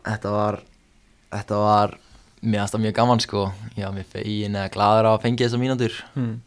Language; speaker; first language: Icelandic; native; Icelandic